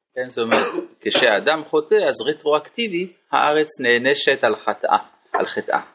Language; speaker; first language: Hebrew; non-native, fluent; French